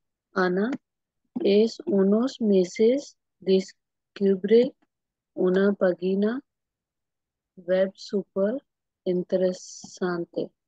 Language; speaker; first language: Spanish; non-native, learner; Urdu